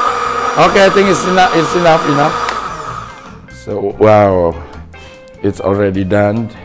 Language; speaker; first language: English; non-native, learner; Indonesian